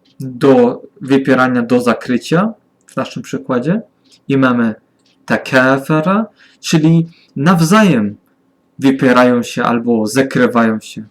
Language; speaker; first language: Polish; non-native, learner; German